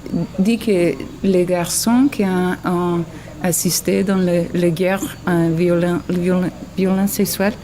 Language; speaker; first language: French; non-native, learner; English